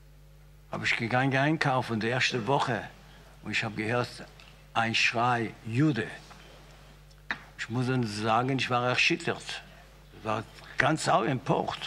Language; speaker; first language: German; non-native, fluent; Yiddish